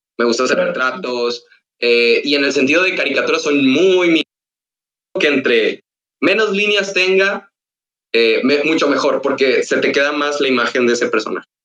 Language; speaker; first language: Spanish; native; Spanish